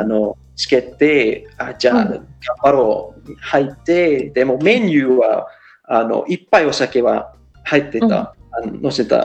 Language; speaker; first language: Japanese; non-native, fluent; English